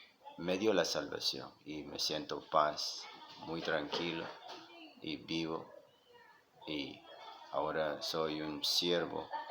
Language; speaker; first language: Spanish; non-native, local second language; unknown